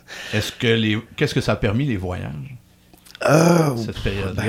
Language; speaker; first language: French; native; French